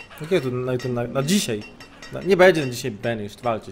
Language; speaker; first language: Polish; native; Polish